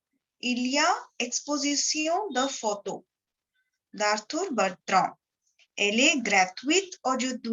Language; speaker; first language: French; non-native, fluent; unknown